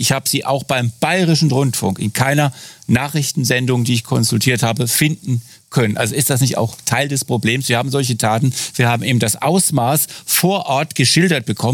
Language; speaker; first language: German; native; German